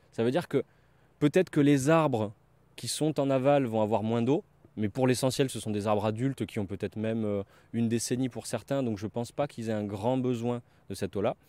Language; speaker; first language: French; native; French